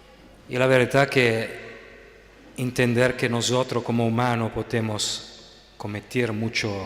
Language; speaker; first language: Spanish; non-native, fluent; Italian